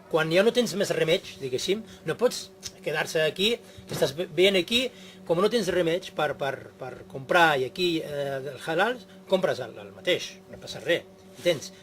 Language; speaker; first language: Catalan; non-native, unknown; Riffian